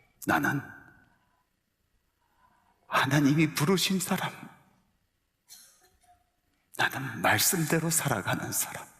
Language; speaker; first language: Korean; native; Korean